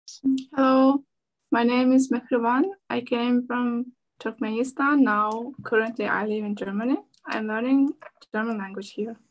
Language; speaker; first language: English; non-native, learner; Turkmen